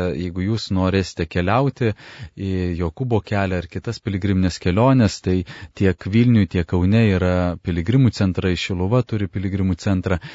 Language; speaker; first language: Lithuanian; native; Lithuanian